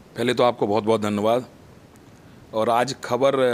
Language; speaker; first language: Hindi; native; Hindi